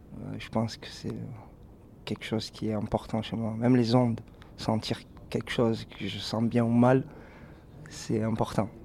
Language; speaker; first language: French; native; French